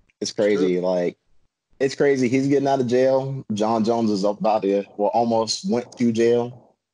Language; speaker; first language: English; native; English